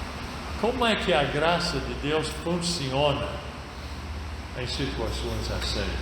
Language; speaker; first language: Portuguese; non-native, fluent; English